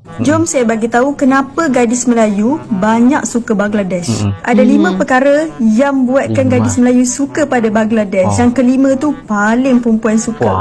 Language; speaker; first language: Malay; native; Malay